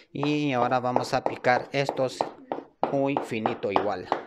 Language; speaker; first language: Spanish; non-native, learner; Turkish